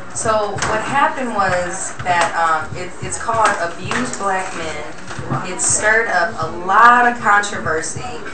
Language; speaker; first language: English; native; English